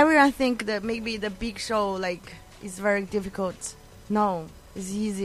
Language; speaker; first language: English; non-native, learner; Chinese